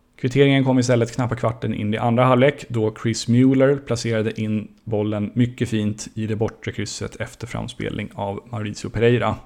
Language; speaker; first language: Swedish; native; Swedish